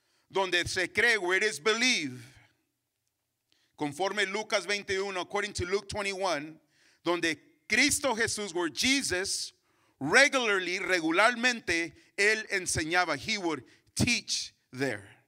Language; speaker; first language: English; early bilingual, other home language; Spanish